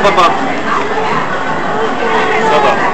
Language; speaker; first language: French; native; French